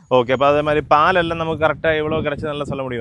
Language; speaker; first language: Tamil; non-native, local second language; Malayalam